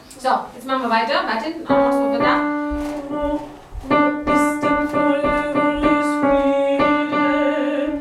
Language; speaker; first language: German; native; German